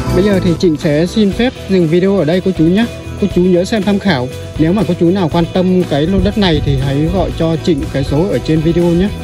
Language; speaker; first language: Vietnamese; non-native, local second language; Tày